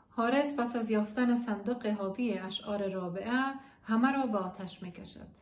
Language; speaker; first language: Persian; native; Persian